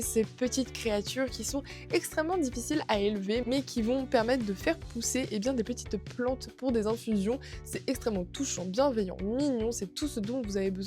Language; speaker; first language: French; native; French